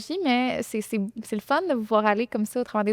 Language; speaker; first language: French; native; French